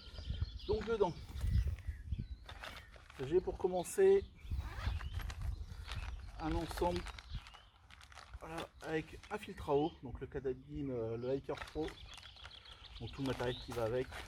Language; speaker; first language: French; native; French